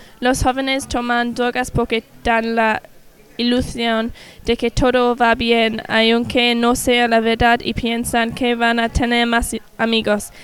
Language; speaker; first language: Spanish; non-native, learner; English